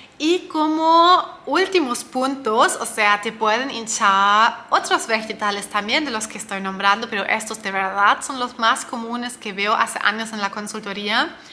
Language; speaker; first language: Spanish; non-native, fluent; German